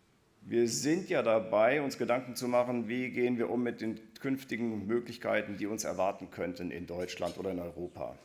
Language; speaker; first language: German; native; German